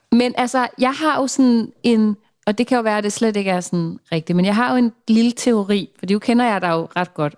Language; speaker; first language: Danish; native; Danish